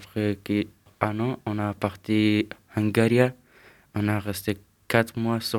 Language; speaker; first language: French; non-native, learner; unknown